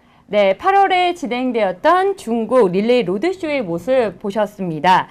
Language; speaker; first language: Korean; native; Korean